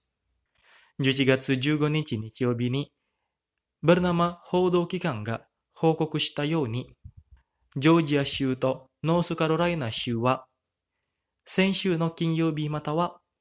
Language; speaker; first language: Japanese; non-native, fluent; Indonesian